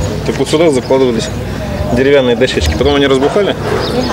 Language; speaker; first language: Russian; native; Russian